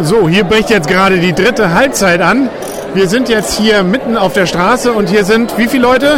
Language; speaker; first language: German; native; German